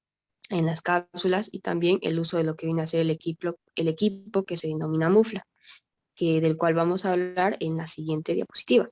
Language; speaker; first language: Spanish; native; Spanish